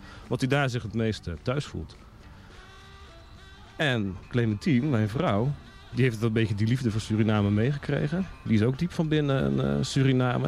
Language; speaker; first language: Dutch; native; Dutch